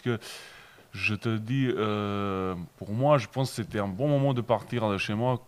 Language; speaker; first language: French; non-native, learner; Bosnian